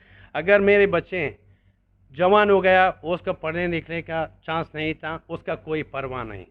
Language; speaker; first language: Hindi; non-native, learner; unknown